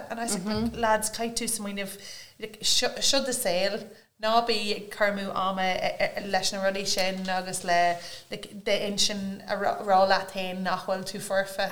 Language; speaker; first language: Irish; non-native, local second language; English